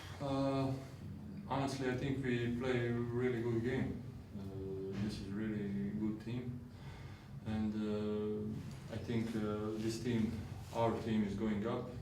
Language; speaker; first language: English; non-native, fluent; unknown